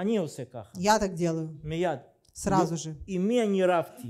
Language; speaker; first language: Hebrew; non-native, fluent; Russian